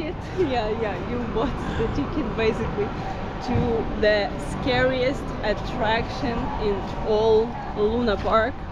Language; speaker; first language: English; non-native, fluent; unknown